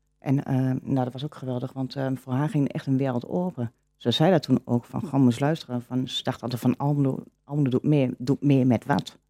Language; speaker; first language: Dutch; native; Dutch